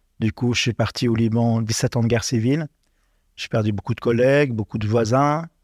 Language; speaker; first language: French; non-native, learner; Arabic